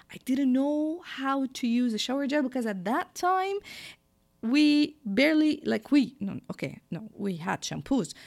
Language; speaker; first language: English; non-native, fluent; Arabic